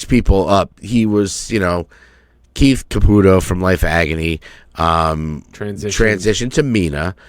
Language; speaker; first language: English; native; English